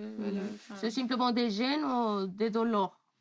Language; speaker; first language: French; non-native, learner; Spanish